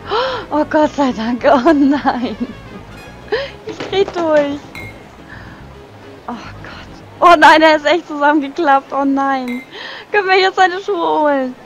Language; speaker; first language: German; native; German